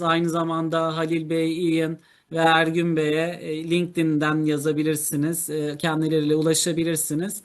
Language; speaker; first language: Turkish; native; Turkish